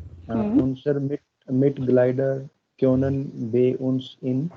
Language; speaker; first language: German; non-native, learner; Hindi